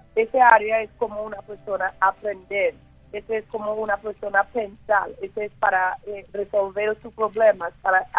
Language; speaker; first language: Spanish; non-native, learner; English